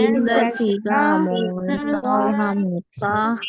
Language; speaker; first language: Korean; non-native, learner; Indonesian